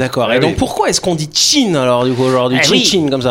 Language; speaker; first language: French; native; French